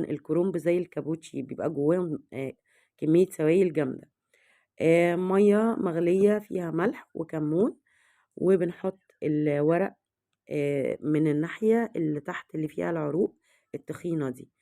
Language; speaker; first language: Arabic; native; Arabic